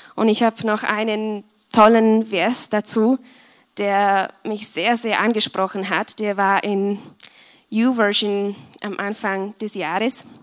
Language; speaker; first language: German; non-native, fluent; Czech